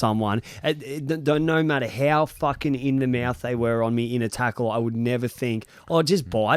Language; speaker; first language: English; native; English